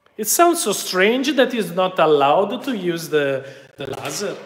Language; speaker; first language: English; non-native, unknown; Italian